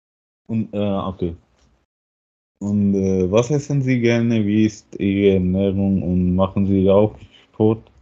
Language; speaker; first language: German; non-native, learner; Hindi